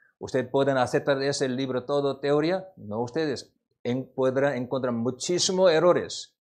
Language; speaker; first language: Spanish; non-native, learner; Korean